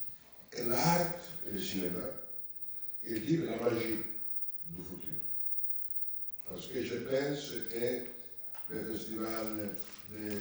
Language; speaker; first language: French; non-native, learner; Italian